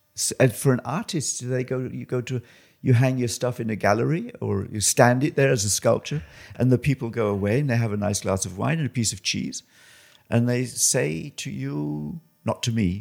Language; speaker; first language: English; native; English